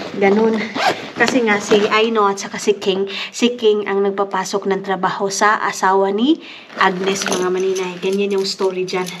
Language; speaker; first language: Filipino; non-native, local second language; Cebuano